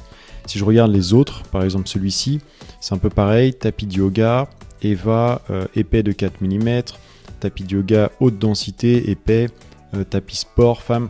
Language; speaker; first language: French; native; French